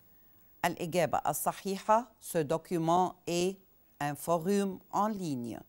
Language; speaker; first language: French; non-native, fluent; Arabic